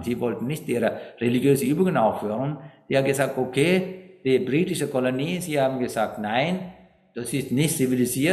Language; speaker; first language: German; non-native, fluent; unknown